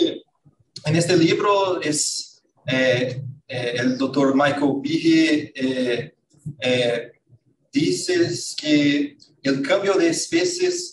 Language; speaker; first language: Spanish; non-native, fluent; Portuguese